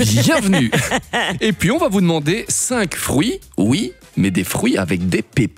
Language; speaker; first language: French; native; French